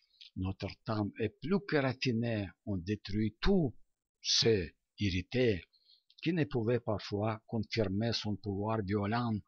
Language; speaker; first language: French; non-native, learner; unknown